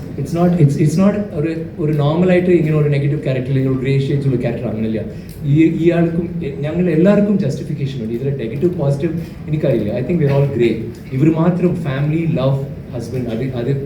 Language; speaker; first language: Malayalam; non-native, fluent; Tamil